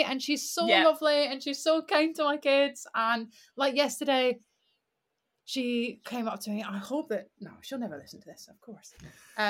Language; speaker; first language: English; native; English